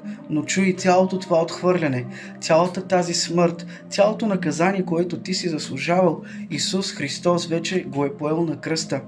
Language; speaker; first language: Bulgarian; native; Bulgarian